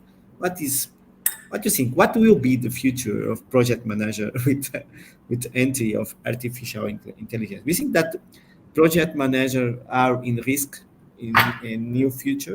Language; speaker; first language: English; non-native, learner; Portuguese